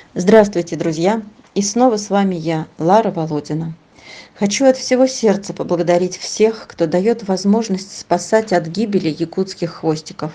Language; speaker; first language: Russian; native; Russian